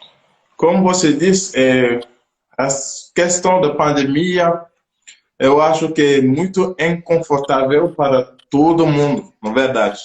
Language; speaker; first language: Portuguese; non-native, local second language; French